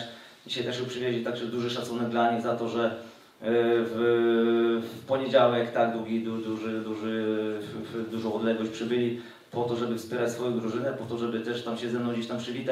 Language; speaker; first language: Polish; native; Polish